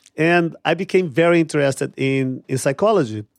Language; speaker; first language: English; non-native, fluent; Portuguese